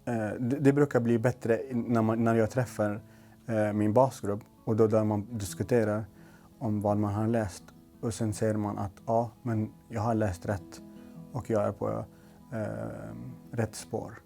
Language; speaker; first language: Swedish; non-native, local second language; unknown